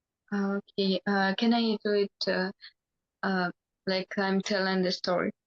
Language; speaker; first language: English; non-native, learner; Russian